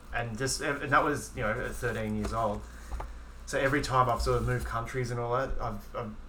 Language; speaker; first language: English; native; English